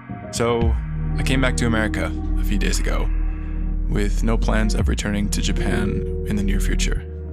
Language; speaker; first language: English; native; English